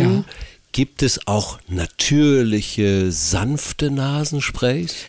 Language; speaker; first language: German; native; German